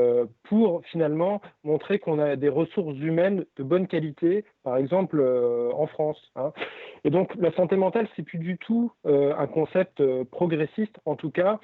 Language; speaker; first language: French; native; French